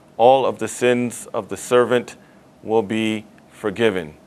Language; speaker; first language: English; native; English